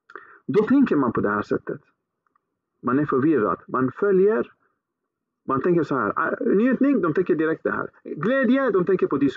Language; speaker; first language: Swedish; early bilingual, other home language; Arabic